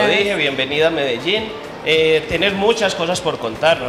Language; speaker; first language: Spanish; native; Spanish